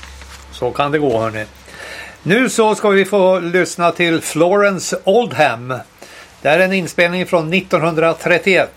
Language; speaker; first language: Swedish; native; Swedish